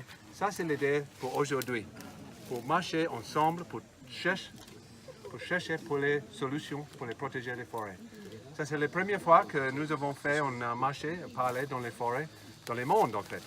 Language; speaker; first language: French; non-native, learner; English